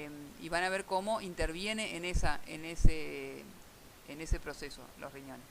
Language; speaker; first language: Spanish; native; Spanish